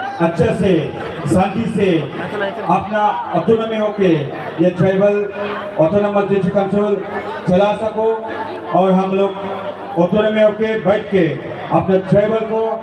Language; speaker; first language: Hindi; non-native, local second language; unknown